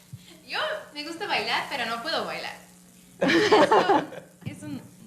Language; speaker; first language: Spanish; early bilingual, other home language; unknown